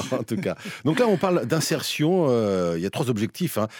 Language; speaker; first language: French; native; French